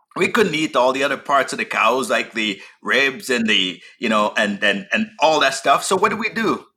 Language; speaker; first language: English; native; English